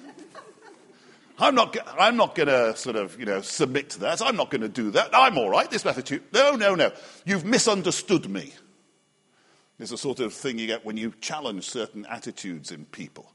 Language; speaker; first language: English; native; English